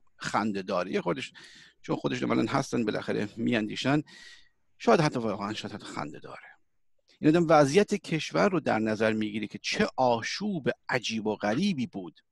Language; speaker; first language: Persian; early bilingual, heritage; Persian